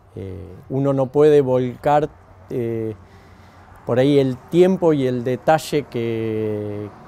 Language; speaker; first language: Spanish; native; Spanish